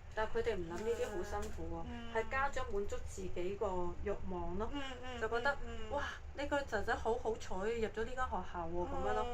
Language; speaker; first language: Cantonese; native; Cantonese